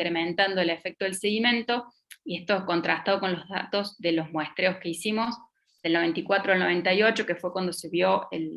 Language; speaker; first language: Spanish; native; Spanish